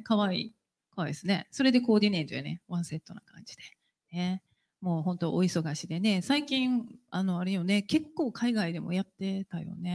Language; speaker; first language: Japanese; native; Japanese